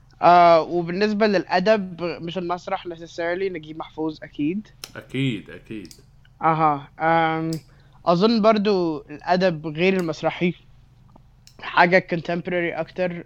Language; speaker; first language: Arabic; native; Arabic